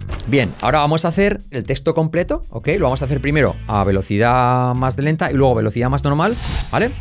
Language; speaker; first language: Spanish; native; Spanish